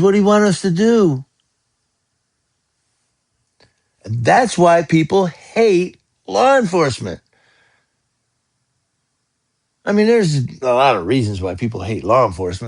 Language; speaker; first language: English; native; English